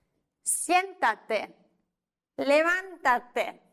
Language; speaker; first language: Spanish; non-native, fluent; German